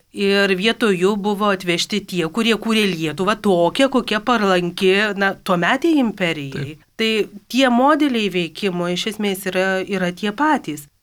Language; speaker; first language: Lithuanian; native; Lithuanian